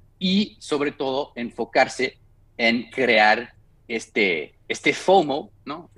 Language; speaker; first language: Spanish; non-native, fluent; French